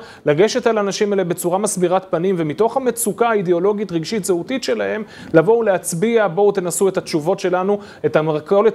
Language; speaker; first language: Hebrew; native; Hebrew